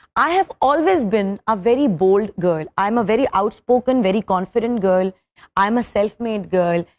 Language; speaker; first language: English; non-native, local second language; Urdu